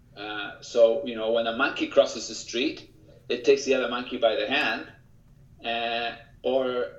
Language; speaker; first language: English; early bilingual, other home language; Spanish